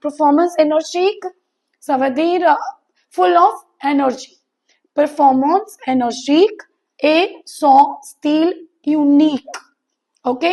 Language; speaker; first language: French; non-native, fluent; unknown